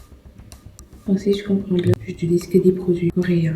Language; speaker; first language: French; non-native, local second language; Wolof